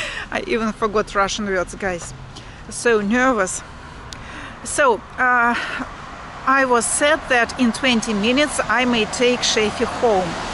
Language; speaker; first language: English; non-native, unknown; Russian